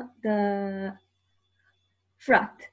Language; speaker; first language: English; non-native, learner; Japanese